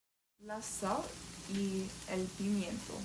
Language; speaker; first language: Spanish; non-native, learner; English